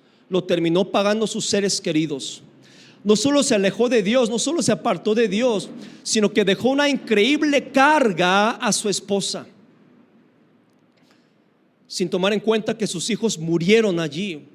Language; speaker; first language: Spanish; native; Spanish